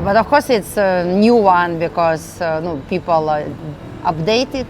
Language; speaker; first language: English; non-native, learner; Russian